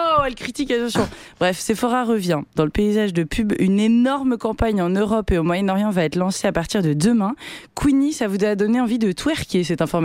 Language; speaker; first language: French; native; French